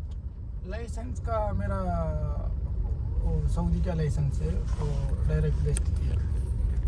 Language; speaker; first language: Hindi; non-native, learner; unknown